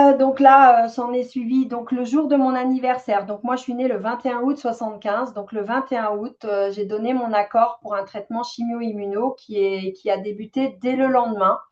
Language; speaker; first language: French; native; French